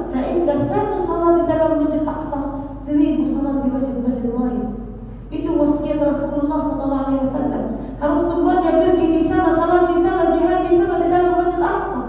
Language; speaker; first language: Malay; non-native, learner; Arabic